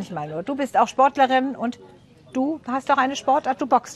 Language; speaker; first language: German; native; German